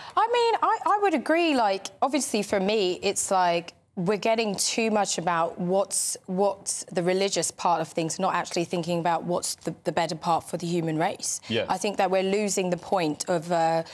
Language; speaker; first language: English; native; English